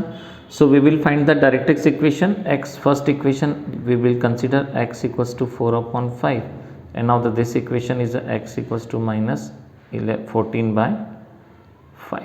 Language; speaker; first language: English; non-native, local second language; Hindi